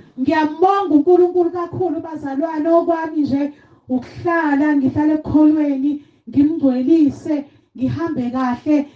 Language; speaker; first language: Zulu; native; Zulu